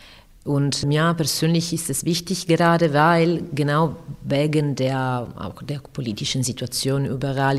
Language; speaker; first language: German; non-native, fluent; Italian